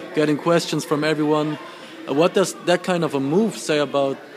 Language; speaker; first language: English; non-native, fluent; German